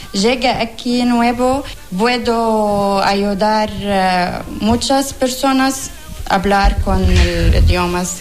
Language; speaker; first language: Spanish; non-native, learner; Arabic